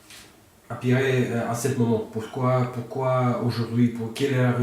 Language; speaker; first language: French; non-native, fluent; Russian